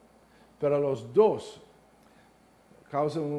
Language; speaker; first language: Spanish; non-native, learner; English